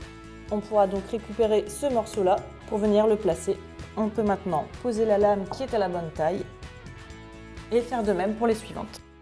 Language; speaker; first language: French; native; French